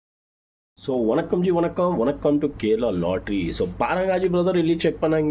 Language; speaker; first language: Tamil; non-native, learner; Kannada